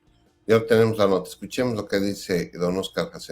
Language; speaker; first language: Spanish; native; Spanish